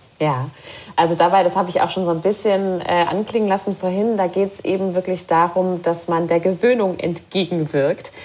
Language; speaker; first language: German; native; German